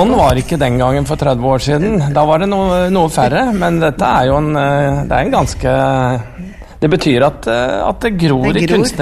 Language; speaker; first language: Norwegian; native; Norwegian